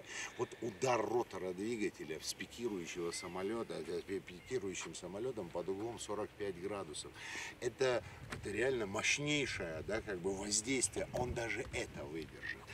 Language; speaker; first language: Russian; native; Russian